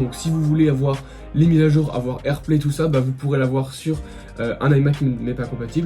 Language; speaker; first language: French; native; French